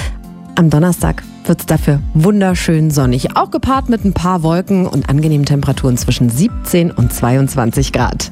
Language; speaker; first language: German; native; German